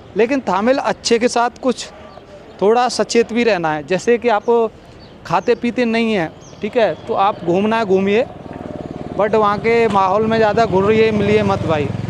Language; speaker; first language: Hindi; native; Hindi